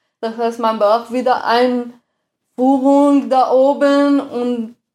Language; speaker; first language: German; non-native, fluent; Persian